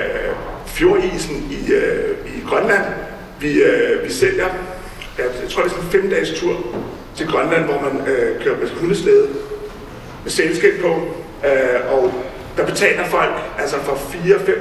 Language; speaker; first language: Danish; native; Danish